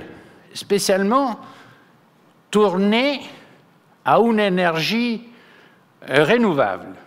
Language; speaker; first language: French; non-native, fluent; Spanish